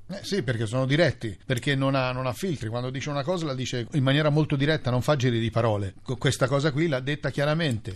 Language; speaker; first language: Italian; native; Italian